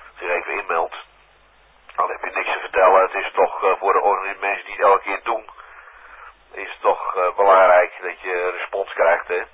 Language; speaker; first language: Dutch; native; Dutch